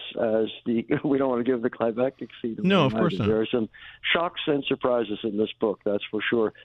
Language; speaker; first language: English; native; English